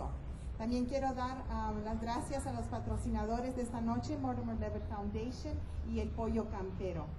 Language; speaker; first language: Spanish; early bilingual, heritage; Spanish